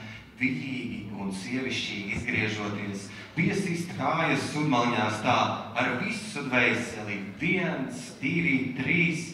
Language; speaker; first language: Latvian; native; Latvian